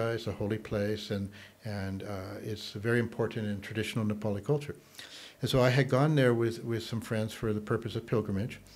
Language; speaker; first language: English; native; English